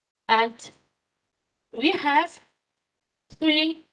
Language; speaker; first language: English; non-native, fluent; Polish